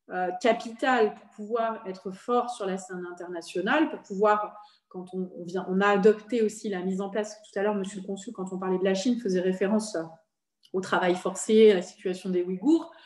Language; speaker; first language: French; native; French